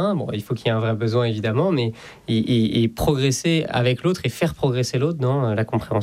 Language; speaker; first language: French; native; French